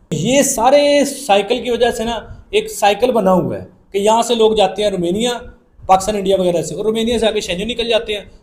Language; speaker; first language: Urdu; non-native, local second language; Punjabi